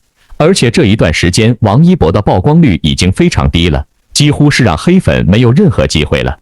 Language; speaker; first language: Chinese; native; Chinese